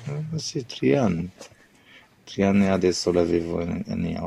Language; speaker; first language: Italian; non-native, learner; Arabic